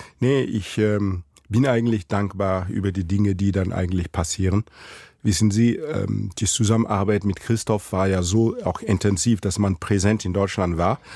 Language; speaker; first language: German; non-native, fluent; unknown